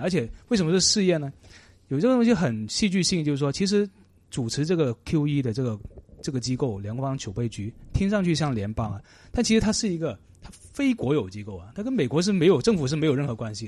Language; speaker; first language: Chinese; non-native, local second language; Cantonese